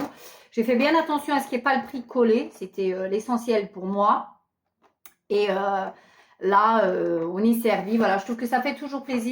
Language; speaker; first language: French; native; French